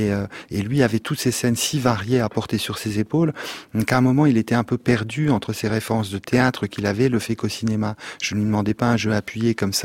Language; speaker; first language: French; native; French